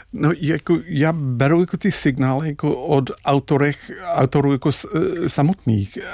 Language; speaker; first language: Czech; non-native, fluent; English